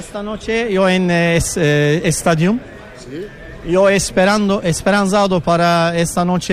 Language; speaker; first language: Spanish; non-native, learner; Turkish